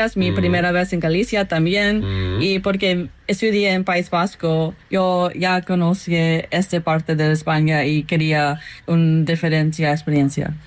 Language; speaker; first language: Spanish; non-native, learner; English